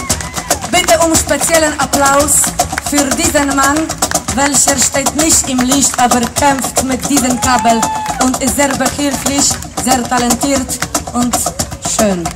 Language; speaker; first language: German; non-native, learner; Polish